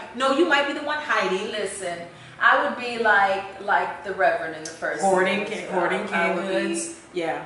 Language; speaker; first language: English; native; English